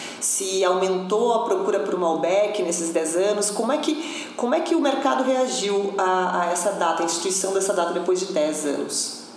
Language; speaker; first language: Portuguese; native; Portuguese